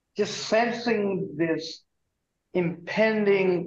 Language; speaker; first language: English; native; English